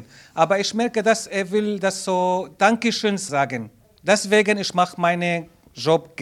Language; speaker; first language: German; non-native, learner; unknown